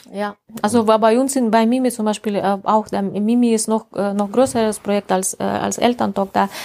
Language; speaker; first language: German; non-native, fluent; Russian